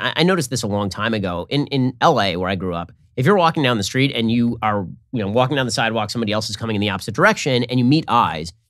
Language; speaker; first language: English; native; English